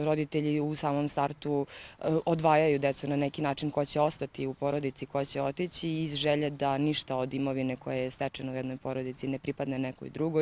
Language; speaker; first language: Serbian; native; Serbian